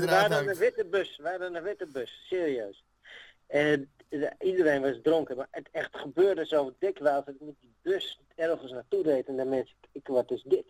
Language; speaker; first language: Dutch; native; Dutch